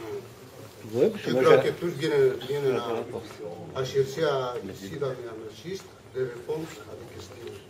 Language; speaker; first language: French; non-native, learner; Spanish